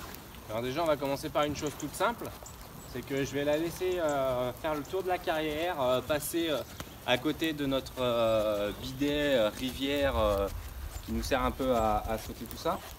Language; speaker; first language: French; native; French